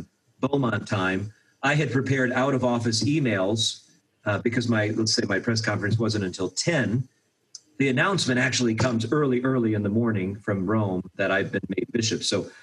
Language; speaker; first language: English; native; English